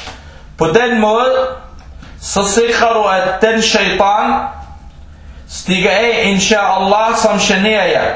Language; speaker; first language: Danish; non-native, local second language; Arabic